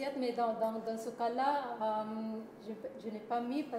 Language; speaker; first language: French; non-native, learner; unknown